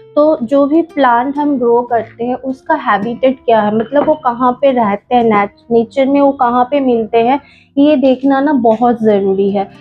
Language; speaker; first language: Hindi; non-native, local second language; Bangla